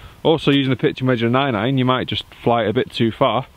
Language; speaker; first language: English; native; English